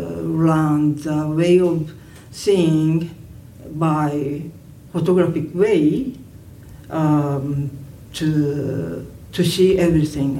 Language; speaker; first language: English; non-native, learner; Japanese